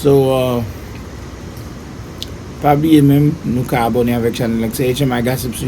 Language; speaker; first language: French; non-native, local second language; Haitian Creole